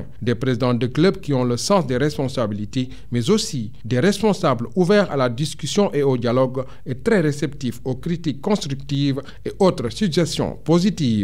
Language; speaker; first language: French; non-native, local second language; Wolof